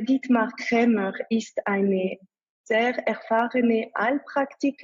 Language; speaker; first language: German; non-native, fluent; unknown